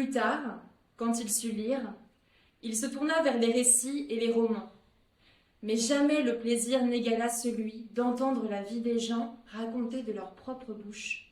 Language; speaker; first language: French; native; French